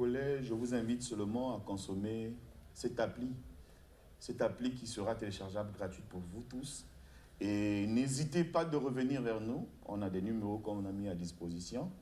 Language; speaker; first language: French; non-native, local second language; Lingala